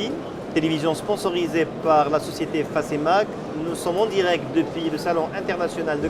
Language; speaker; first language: French; non-native, local second language; Arabic